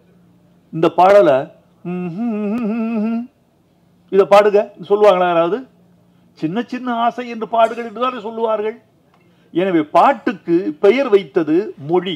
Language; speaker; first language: Tamil; native; Tamil